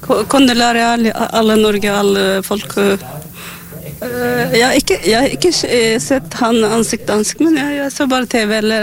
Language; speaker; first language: Swedish; non-native, learner; Norwegian